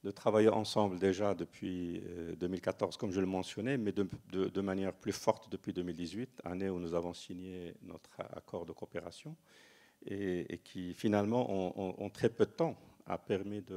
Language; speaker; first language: French; non-native, local second language; Arabic